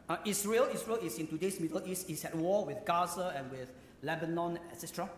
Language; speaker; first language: English; non-native, local second language; Chinese